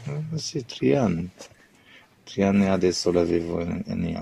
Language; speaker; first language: Italian; non-native, learner; Arabic